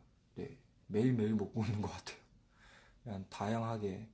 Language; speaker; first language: Korean; non-native, fluent; Chinese